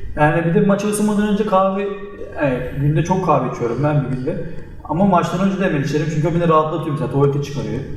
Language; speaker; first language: Turkish; early bilingual, heritage; Turkish